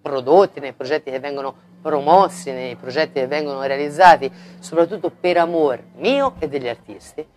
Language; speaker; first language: Italian; native; Italian